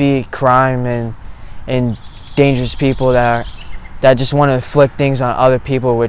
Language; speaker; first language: English; native; English